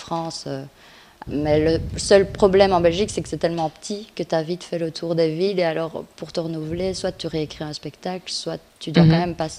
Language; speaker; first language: French; native; French